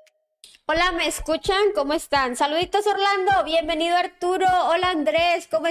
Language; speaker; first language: Spanish; native; Spanish